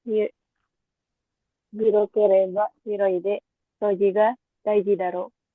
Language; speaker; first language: Japanese; non-native, learner; Indonesian